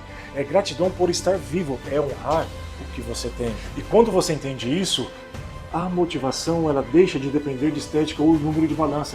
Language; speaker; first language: Portuguese; native; Portuguese